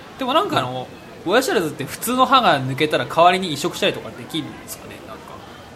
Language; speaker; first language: Japanese; native; Japanese